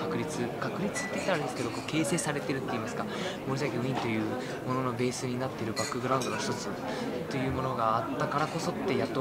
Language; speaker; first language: Japanese; early bilingual, other home language; Burmese